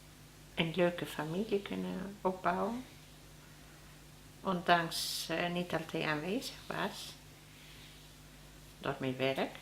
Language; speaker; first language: Dutch; non-native, learner; Spanish